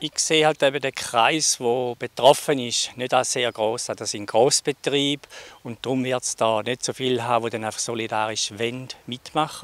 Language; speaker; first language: German; native; German